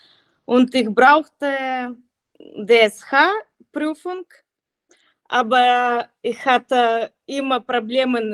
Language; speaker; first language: German; non-native, learner; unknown